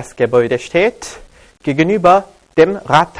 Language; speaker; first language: German; non-native, fluent; Korean